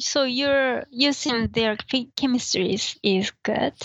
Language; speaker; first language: English; non-native, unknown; Japanese